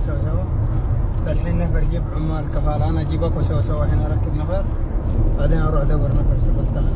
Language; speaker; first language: Arabic; native; Arabic